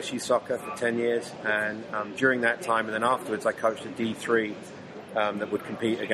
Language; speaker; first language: English; native; English